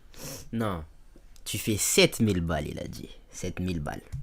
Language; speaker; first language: French; native; French